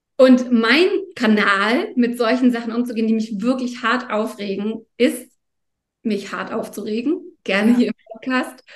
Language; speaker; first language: German; native; German